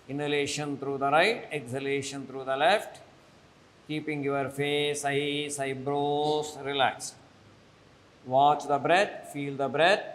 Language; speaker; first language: English; non-native, local second language; Kannada